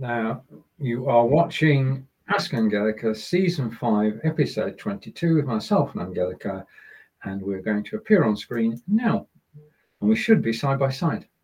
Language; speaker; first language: English; native; English